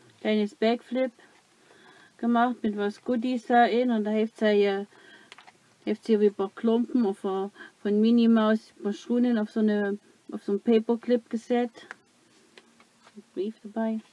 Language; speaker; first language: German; non-native, learner; Dutch